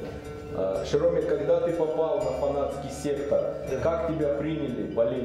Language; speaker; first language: Russian; native; Russian